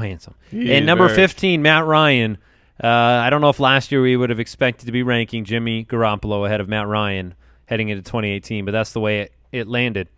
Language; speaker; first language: English; native; English